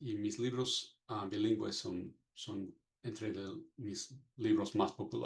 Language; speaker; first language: Spanish; non-native, fluent; English